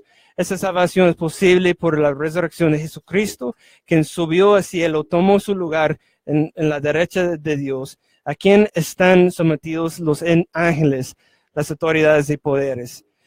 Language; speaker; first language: Spanish; non-native, fluent; English